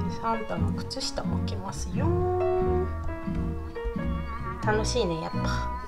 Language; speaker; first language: Japanese; native; Japanese